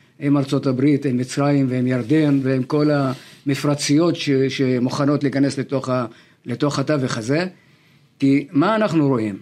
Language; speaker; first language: Hebrew; non-native, local second language; Arabic